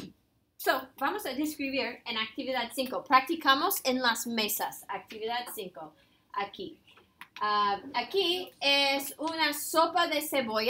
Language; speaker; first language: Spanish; non-native, fluent; English